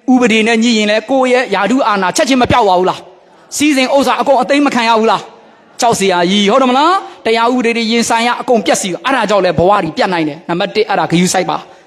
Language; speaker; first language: Burmese; native; Burmese